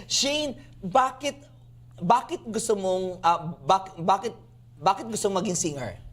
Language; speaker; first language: Filipino; native; Filipino